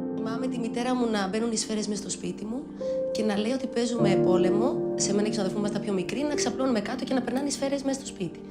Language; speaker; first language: Greek; early bilingual, other home language; Albanian